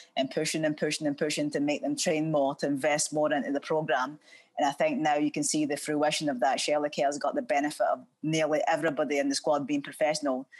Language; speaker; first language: English; native; English